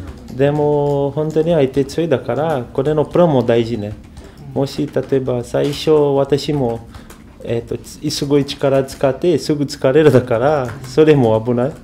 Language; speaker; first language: Japanese; non-native, learner; Portuguese